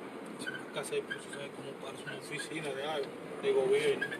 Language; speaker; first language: Spanish; native; Spanish